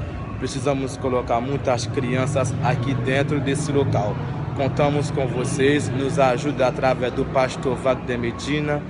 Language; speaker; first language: Portuguese; non-native, learner; Haitian Creole